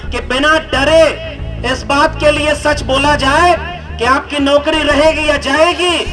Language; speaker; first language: Hindi; native; Hindi